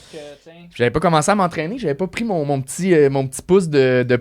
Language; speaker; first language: French; native; French